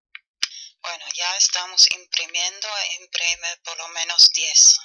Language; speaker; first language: Spanish; non-native, fluent; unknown